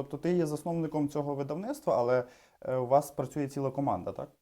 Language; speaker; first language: Ukrainian; native; Ukrainian